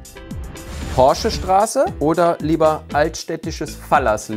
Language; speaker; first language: German; native; German